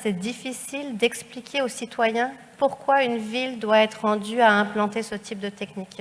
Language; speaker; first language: French; native; French